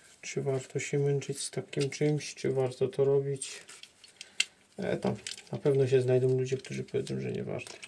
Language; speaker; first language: Polish; native; Polish